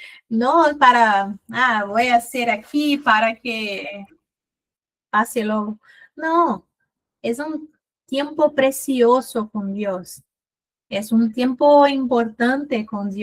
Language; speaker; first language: Spanish; non-native, fluent; Portuguese